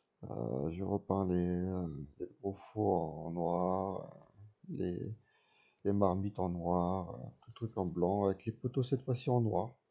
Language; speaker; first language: French; native; French